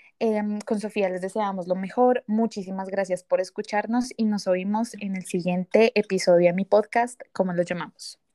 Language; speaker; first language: Spanish; native; Spanish